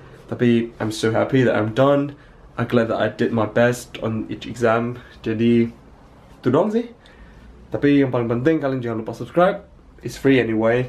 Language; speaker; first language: English; non-native, fluent; Indonesian